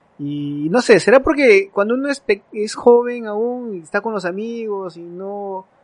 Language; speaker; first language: Spanish; native; Spanish